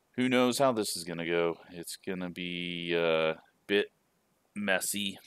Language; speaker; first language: English; native; English